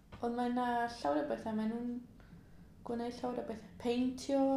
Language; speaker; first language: Welsh; non-native, learner; Spanish